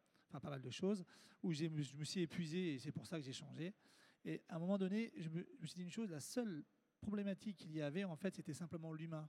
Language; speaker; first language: French; native; French